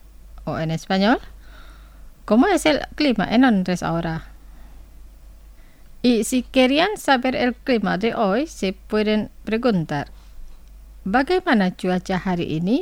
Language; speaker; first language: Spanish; non-native, fluent; Indonesian